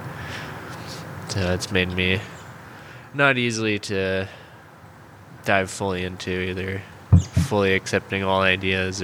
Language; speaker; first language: English; native; English